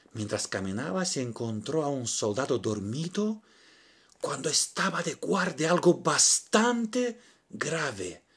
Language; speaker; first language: Spanish; non-native, fluent; Romanian